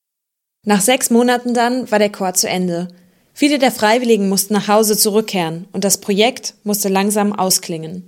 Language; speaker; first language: German; native; German